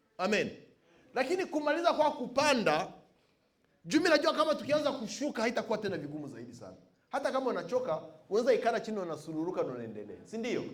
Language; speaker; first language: Swahili; non-native, local second language; Bembe